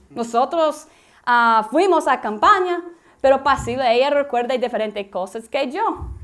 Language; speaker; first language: Spanish; non-native, learner; English